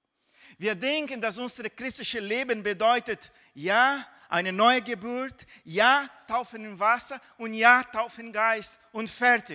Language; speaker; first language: German; non-native, fluent; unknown